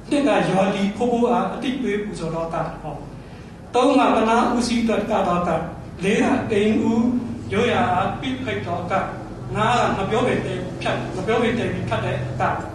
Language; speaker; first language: Burmese; non-native, local second language; Mon